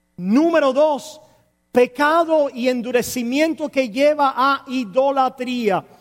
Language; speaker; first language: Spanish; native; Spanish